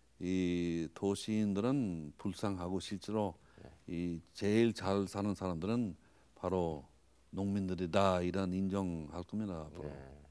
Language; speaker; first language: Korean; non-native, fluent; English